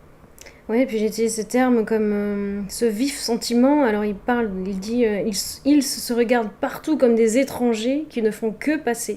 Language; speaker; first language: French; native; French